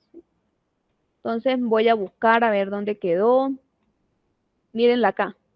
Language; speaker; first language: Spanish; native; Spanish